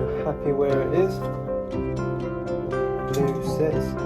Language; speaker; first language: English; native; English